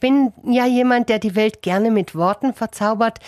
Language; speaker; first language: German; native; German